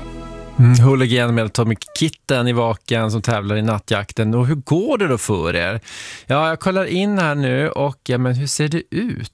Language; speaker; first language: Swedish; native; Swedish